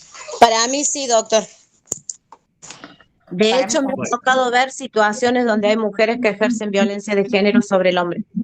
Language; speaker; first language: Spanish; native; Spanish